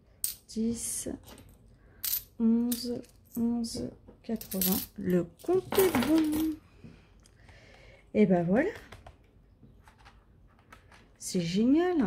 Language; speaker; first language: French; native; French